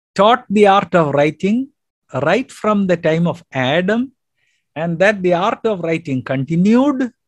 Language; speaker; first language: English; non-native, local second language; Malayalam